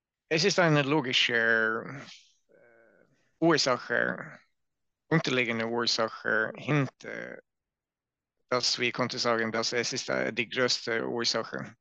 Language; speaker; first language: German; non-native, learner; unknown